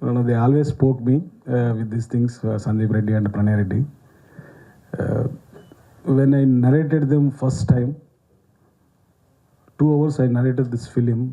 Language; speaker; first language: Telugu; native; Telugu